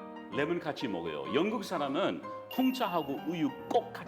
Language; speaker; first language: Korean; non-native, fluent; English